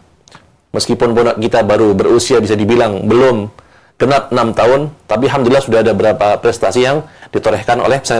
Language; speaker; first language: Indonesian; native; Indonesian